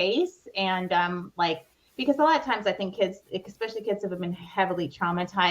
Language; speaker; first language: English; native; English